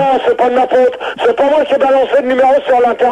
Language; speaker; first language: French; native; French